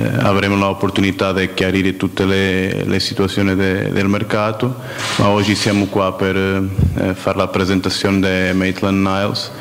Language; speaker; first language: Italian; non-native, fluent; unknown